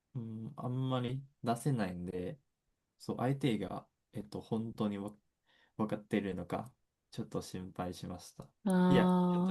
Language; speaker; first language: Japanese; non-native, fluent; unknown